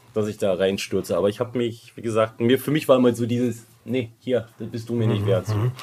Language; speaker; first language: German; native; German